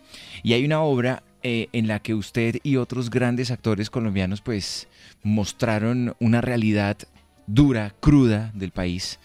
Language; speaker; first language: Spanish; native; Spanish